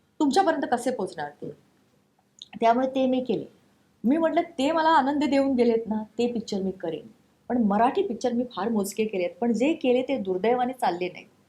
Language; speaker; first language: Marathi; non-native, local second language; Konkani